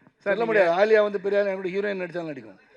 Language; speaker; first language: Tamil; native; Tamil